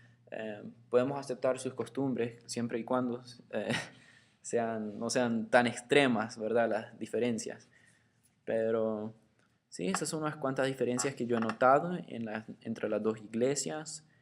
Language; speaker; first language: Spanish; early bilingual, heritage; Spanish